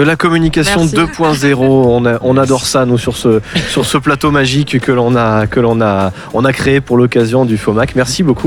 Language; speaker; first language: French; native; French